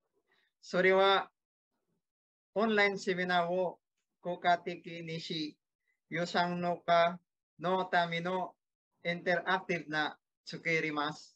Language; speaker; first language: Japanese; non-native, learner; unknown